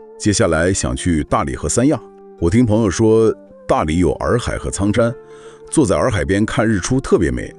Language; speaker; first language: Chinese; non-native, fluent; English